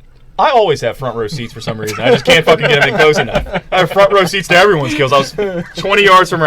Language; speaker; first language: English; native; English